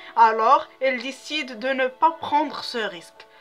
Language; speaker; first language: French; non-native, local second language; Arabic